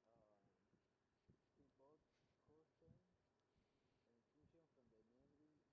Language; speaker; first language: English; non-native, learner; Spanish